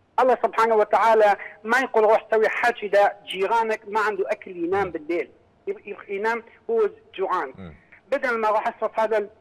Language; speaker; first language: Arabic; non-native, local second language; Kurdish